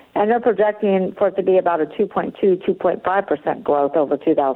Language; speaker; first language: English; native; English